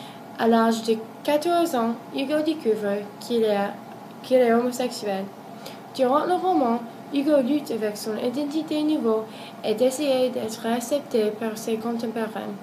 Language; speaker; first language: French; non-native, learner; English